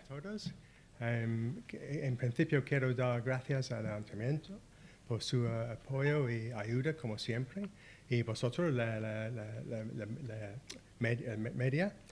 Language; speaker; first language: Spanish; non-native, learner; English